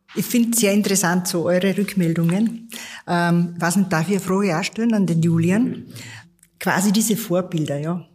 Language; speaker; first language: German; native; German